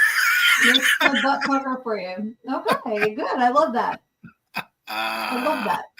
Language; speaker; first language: English; native; English